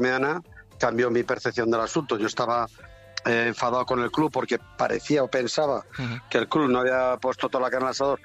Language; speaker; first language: Spanish; native; Spanish